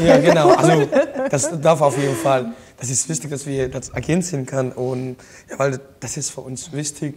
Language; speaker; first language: German; non-native, learner; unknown